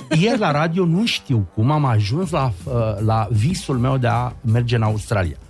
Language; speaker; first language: Romanian; native; Romanian